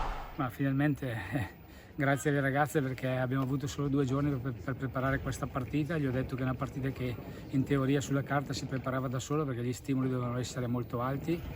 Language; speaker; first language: Italian; native; Italian